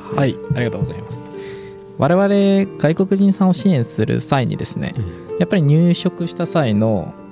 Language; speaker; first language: Japanese; native; Japanese